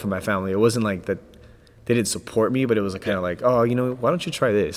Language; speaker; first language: English; native; English